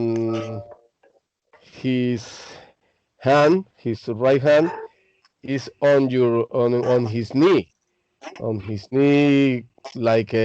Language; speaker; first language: English; non-native, learner; Spanish